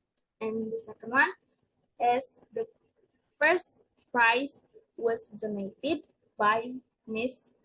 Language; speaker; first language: English; non-native, learner; Indonesian